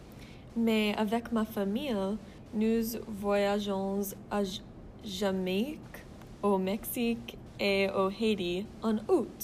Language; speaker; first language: French; non-native, learner; English